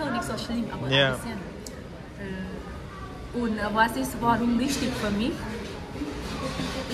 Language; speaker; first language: German; non-native, learner; Thai